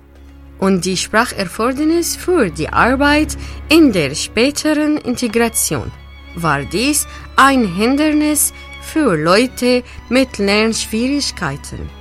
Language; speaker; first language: German; non-native, fluent; Arabic